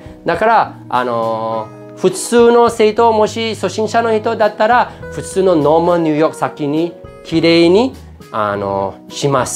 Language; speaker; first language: Japanese; non-native, fluent; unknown